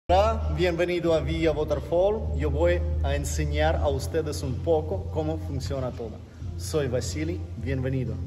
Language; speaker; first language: Spanish; non-native, fluent; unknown